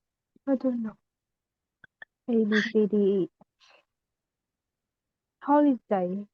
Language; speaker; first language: English; non-native, learner; Vietnamese